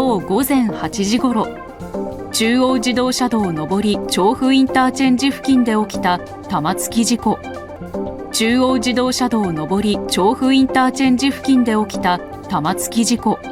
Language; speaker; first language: Japanese; native; Japanese